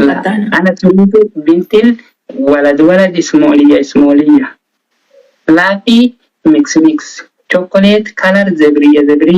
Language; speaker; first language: Arabic; non-native, learner; Oromo